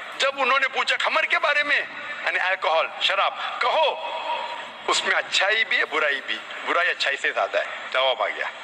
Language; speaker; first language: Hindi; non-native, local second language; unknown